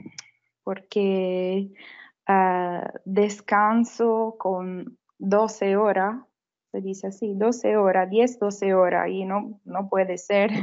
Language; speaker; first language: Spanish; non-native, fluent; Italian